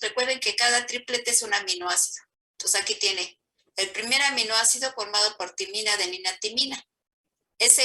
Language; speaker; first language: Spanish; native; Spanish